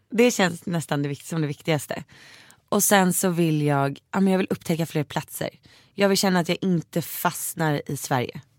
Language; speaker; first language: Swedish; native; Swedish